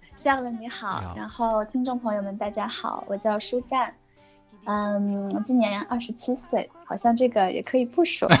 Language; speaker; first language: Chinese; native; Chinese